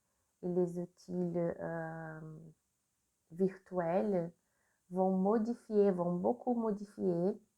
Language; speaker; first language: French; non-native, learner; Portuguese